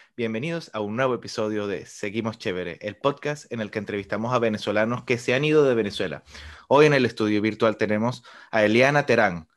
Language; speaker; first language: Spanish; native; Spanish